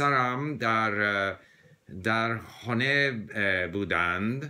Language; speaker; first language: Persian; non-native, learner; English